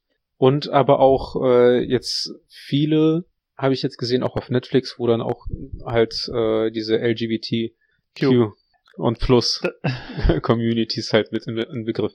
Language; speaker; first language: German; native; German